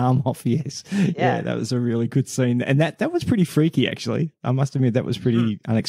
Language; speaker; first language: English; native; English